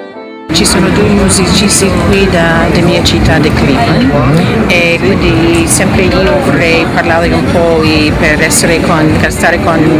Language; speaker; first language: Italian; non-native, fluent; English